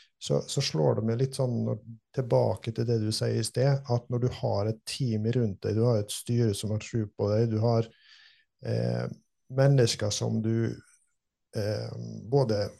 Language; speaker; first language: Norwegian; native; Norwegian